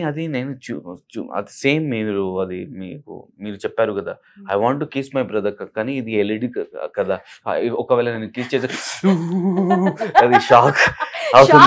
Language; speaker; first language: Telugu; non-native, local second language; Hindi